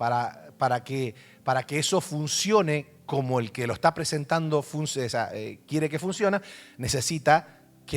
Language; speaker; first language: Spanish; native; Spanish